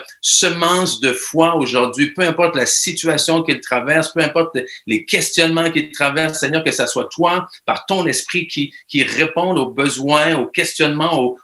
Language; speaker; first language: French; native; French